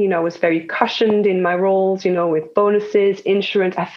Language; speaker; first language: English; non-native, fluent; French